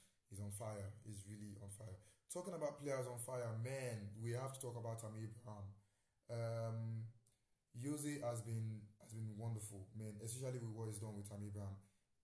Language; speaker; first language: English; non-native, local second language; Yoruba